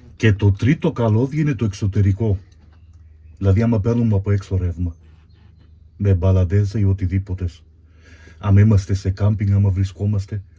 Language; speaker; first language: Greek; early bilingual, heritage; Greek